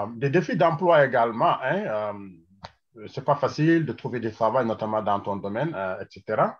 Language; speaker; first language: French; non-native, local second language; Wolof